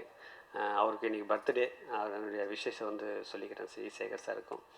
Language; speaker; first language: Tamil; native; Tamil